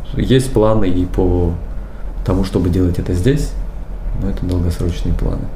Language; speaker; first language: Russian; non-native, local second language; Tajik